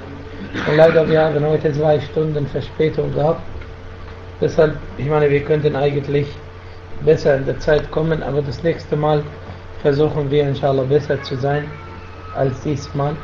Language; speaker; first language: German; non-native, fluent; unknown